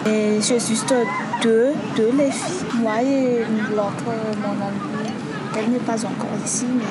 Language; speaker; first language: French; non-native, local second language; Malagasy